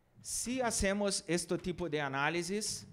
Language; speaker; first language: Spanish; non-native, learner; Portuguese